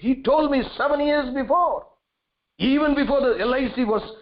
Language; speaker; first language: English; non-native, local second language; Tamil